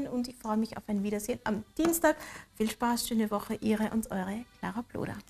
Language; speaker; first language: German; native; German